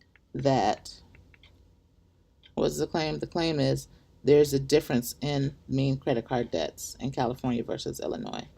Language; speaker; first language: English; native; English